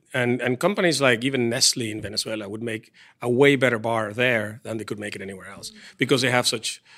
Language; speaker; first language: English; non-native, fluent; Spanish